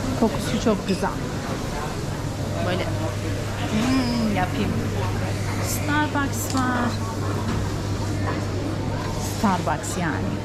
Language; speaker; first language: Turkish; non-native, learner; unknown